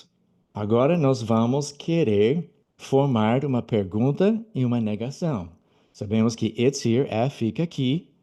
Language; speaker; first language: Portuguese; non-native, fluent; English